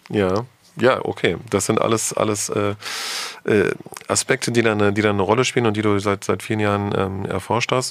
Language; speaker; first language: German; native; German